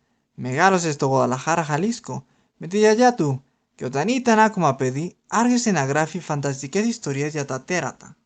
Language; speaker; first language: Greek; non-native, learner; Spanish